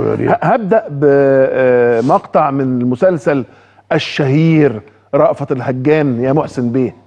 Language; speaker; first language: Arabic; native; Arabic